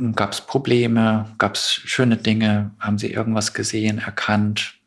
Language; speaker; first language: German; non-native, fluent; English